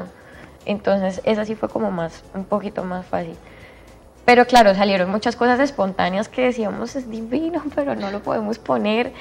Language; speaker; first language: Spanish; native; Spanish